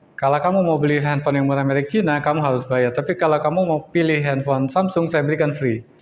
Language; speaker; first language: Indonesian; native; Indonesian